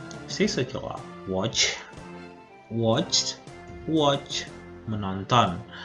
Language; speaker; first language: English; non-native, fluent; Indonesian